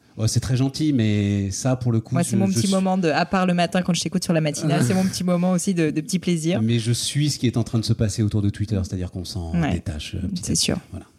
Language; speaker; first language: French; native; French